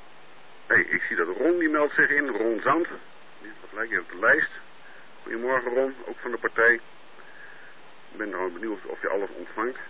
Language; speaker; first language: Dutch; native; Dutch